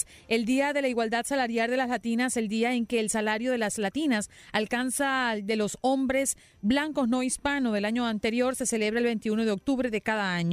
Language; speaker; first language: Spanish; native; Spanish